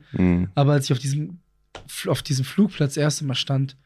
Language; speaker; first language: German; early bilingual, other home language; Greek